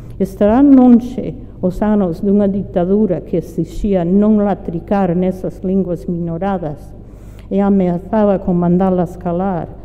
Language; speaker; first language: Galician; non-native, fluent; English